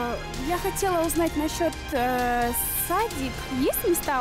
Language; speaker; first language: Russian; non-native, local second language; Kazakh